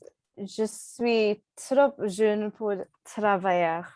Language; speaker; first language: French; non-native, learner; English